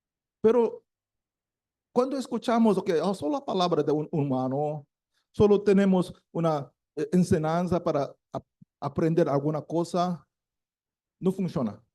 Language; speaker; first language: Spanish; non-native, learner; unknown